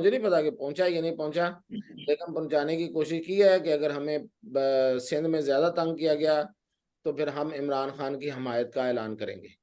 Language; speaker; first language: Urdu; non-native, local second language; Punjabi